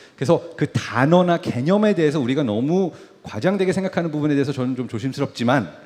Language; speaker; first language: Korean; early bilingual, heritage; Korean